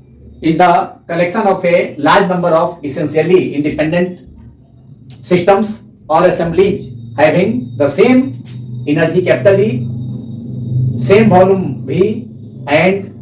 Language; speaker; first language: English; non-native, local second language; Hindi